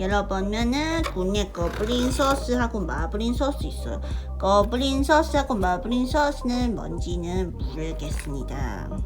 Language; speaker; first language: Korean; non-native, learner; Chinese